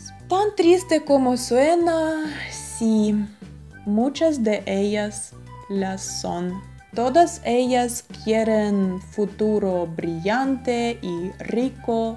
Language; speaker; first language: Spanish; non-native, fluent; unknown